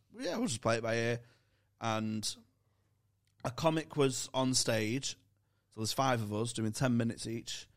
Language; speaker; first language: English; native; English